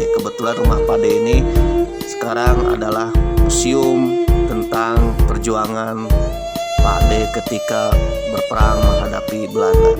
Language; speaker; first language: Indonesian; non-native, local second language; Sundanese